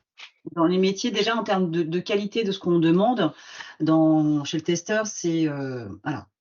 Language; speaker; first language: French; native; French